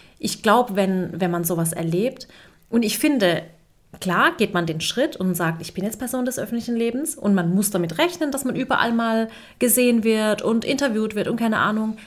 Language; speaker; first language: German; early bilingual, other home language; Turkish